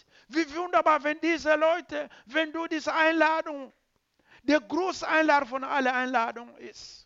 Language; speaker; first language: German; non-native, learner; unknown